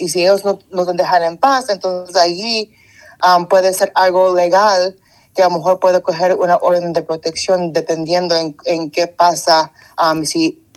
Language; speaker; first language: Spanish; early bilingual, heritage; Spanish